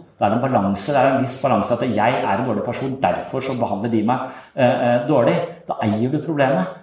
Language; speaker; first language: Norwegian; native; Norwegian